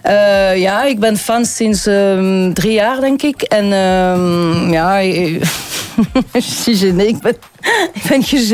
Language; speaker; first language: Dutch; non-native, local second language; French